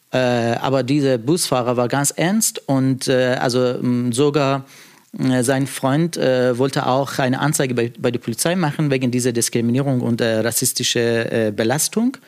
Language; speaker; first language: German; non-native, fluent; Persian